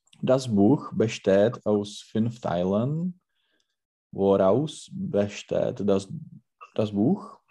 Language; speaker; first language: German; non-native, learner; Czech